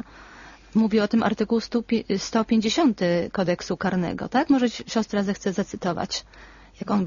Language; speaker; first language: Polish; native; Polish